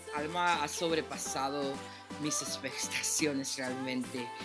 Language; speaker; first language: Spanish; early bilingual, heritage; Spanish